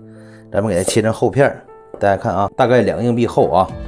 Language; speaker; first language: Chinese; native; Chinese